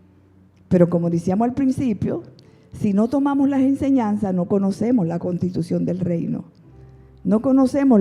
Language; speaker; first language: Spanish; native; Spanish